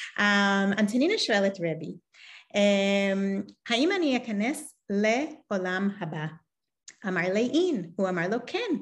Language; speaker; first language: Hebrew; non-native, fluent; English